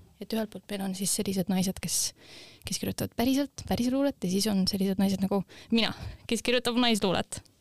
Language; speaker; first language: Estonian; non-native, local second language; Russian